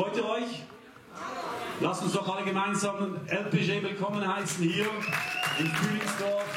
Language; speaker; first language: German; native; German